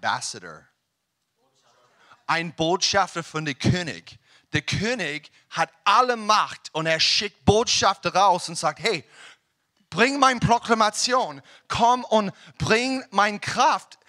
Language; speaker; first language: German; non-native, learner; English